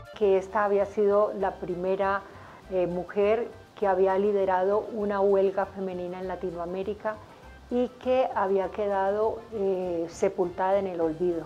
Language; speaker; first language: Spanish; native; Spanish